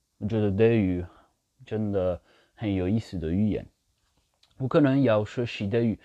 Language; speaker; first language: Chinese; non-native, learner; French